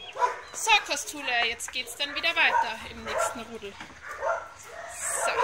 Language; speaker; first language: German; native; German